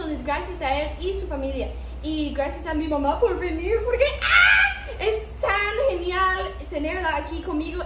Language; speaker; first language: Spanish; non-native, fluent; English